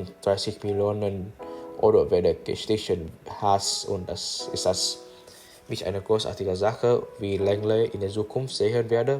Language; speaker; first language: German; non-native, learner; English